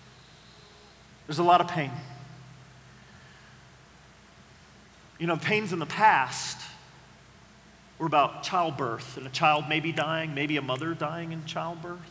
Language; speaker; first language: English; native; English